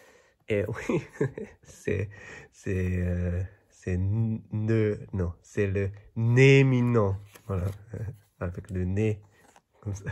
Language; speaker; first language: French; non-native, fluent; Chinese